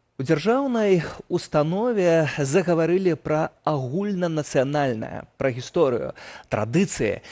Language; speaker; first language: Belarusian; native; Belarusian